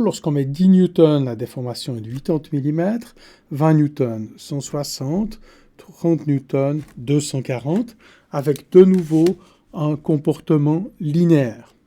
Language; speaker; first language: French; native; French